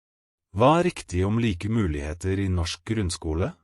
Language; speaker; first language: Norwegian; non-native, fluent; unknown